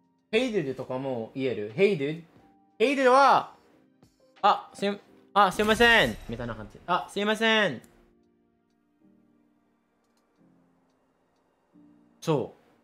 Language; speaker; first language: Japanese; non-native, fluent; English